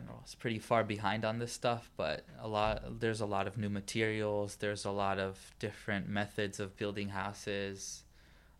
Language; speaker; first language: English; non-native, fluent; Hebrew